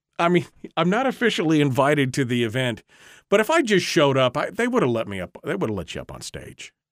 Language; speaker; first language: English; native; English